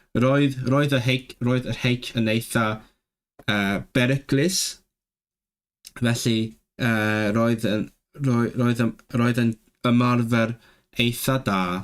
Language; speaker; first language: Welsh; non-native, learner; Cantonese